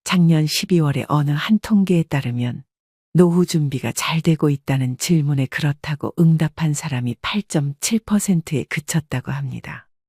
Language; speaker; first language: Korean; native; Korean